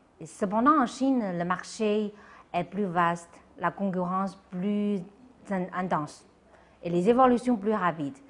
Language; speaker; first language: French; non-native, fluent; Chinese